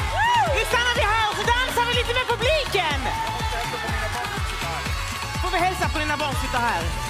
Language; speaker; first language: Swedish; native; Swedish